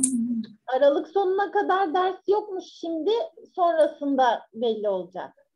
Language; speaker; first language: Turkish; native; Turkish